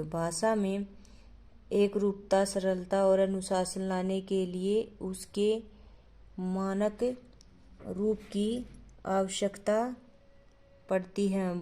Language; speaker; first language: Hindi; native; Hindi